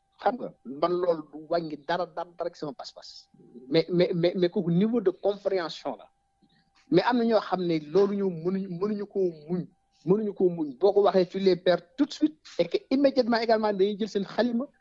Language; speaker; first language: Wolof; native; Wolof